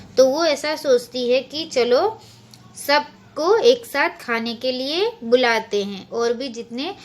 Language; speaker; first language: Hindi; non-native, local second language; Gujarati